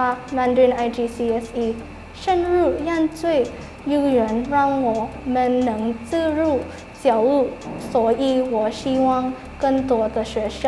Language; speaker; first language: Chinese; non-native, learner; Thai